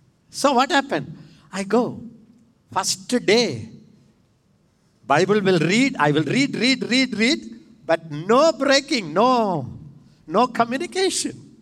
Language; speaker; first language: English; non-native, local second language; Tamil